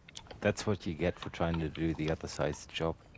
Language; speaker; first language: English; native; English